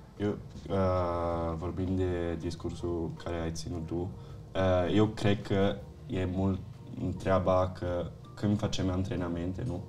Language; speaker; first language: Romanian; early bilingual, heritage; Italian